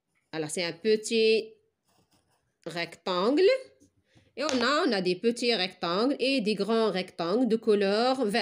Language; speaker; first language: French; non-native, local second language; Arabic